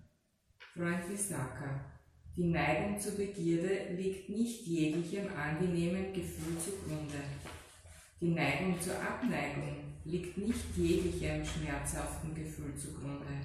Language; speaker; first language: German; native; German